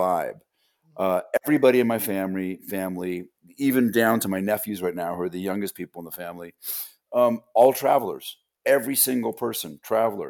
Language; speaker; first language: English; native; English